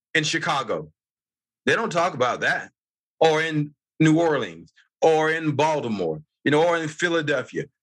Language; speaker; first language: English; native; English